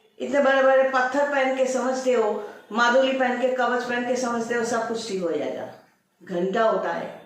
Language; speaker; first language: Hindi; non-native, local second language; Bangla